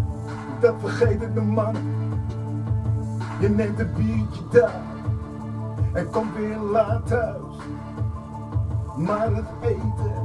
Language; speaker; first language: Dutch; non-native, fluent; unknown